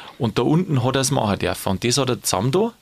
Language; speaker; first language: German; native; German